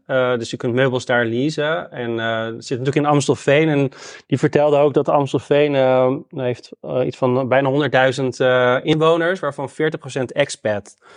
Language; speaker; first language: Dutch; native; Dutch